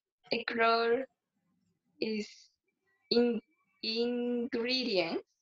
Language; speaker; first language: English; non-native, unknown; Japanese